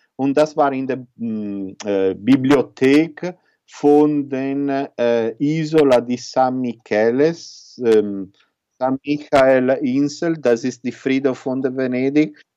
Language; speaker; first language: German; non-native, learner; Italian